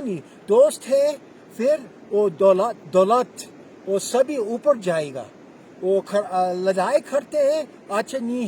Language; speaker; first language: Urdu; non-native, local second language; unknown